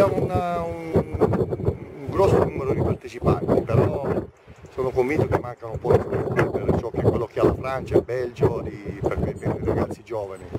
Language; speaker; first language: Italian; native; Italian